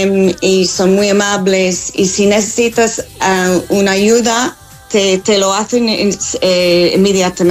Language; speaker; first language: Spanish; non-native, learner; English